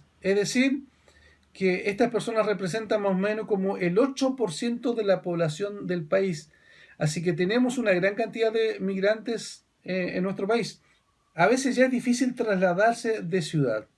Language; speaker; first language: Spanish; native; Spanish